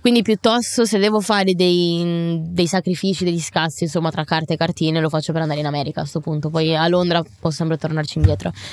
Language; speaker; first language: Italian; native; Italian